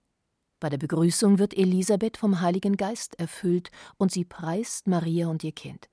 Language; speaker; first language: German; native; German